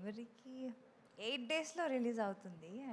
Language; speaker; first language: Telugu; non-native, fluent; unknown